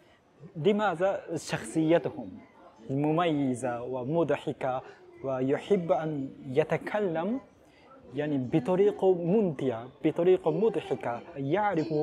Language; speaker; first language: Arabic; non-native, fluent; Japanese